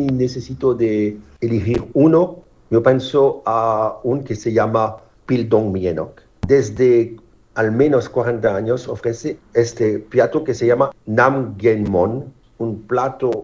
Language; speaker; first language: Spanish; non-native, fluent; French